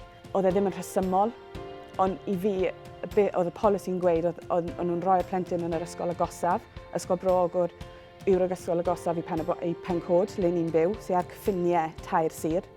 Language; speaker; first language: Welsh; native; Welsh